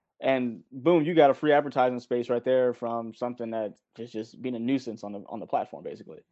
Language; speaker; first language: English; native; English